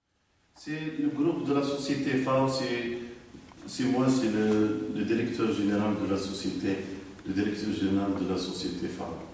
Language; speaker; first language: French; non-native, local second language; Arabic